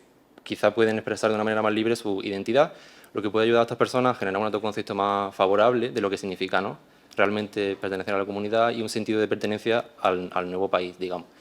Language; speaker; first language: Spanish; native; Spanish